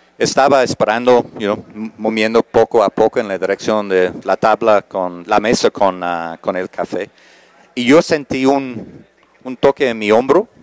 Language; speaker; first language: Spanish; non-native, fluent; English